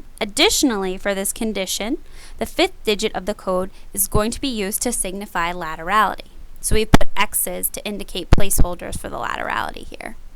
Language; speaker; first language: English; native; English